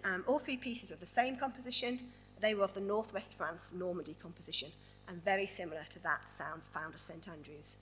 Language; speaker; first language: English; native; English